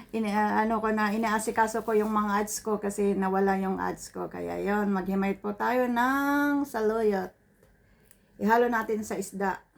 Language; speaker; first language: Filipino; non-native, local second language; Iloko